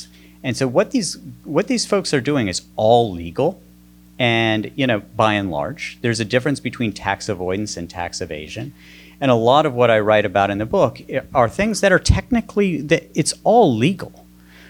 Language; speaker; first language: English; native; English